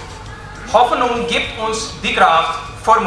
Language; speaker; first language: German; non-native, learner; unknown